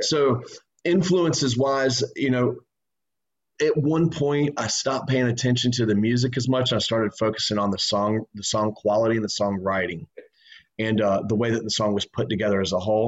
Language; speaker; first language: English; native; English